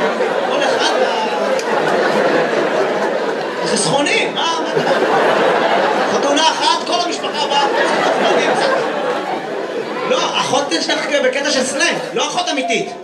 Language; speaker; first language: Hebrew; native; Hebrew